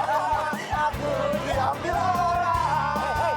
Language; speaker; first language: Indonesian; native; Indonesian